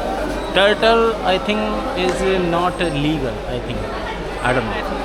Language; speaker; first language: English; non-native, learner; Hindi